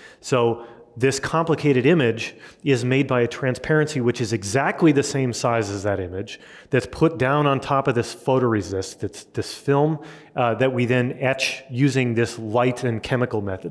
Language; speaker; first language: English; native; English